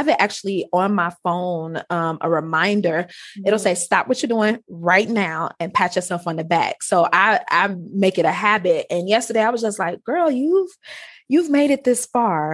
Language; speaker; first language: English; native; English